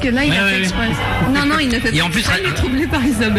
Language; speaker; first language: French; native; French